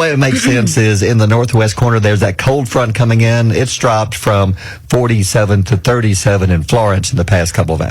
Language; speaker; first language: English; native; English